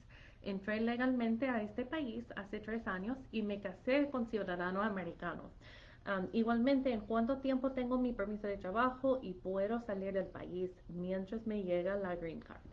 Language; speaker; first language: Spanish; non-native, fluent; English